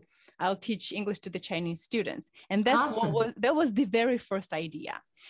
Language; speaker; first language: English; non-native, fluent; Ukrainian